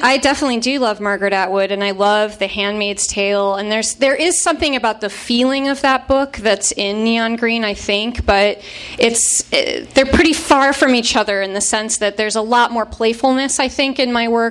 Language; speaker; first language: English; native; English